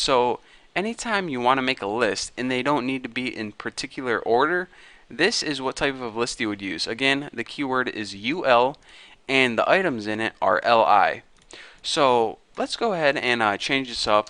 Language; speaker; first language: English; native; English